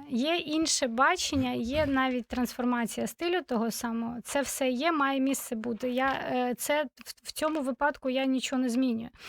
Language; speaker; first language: Ukrainian; non-native, local second language; Russian